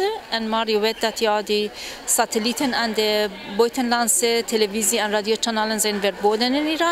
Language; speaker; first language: Dutch; non-native, fluent; Persian